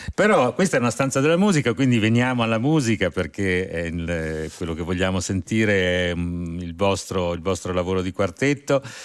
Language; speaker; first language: Italian; native; Italian